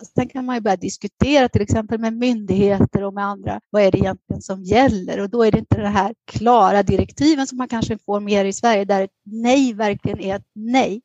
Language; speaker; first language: Swedish; native; Swedish